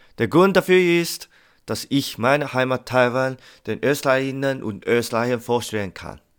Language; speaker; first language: German; non-native, learner; Chinese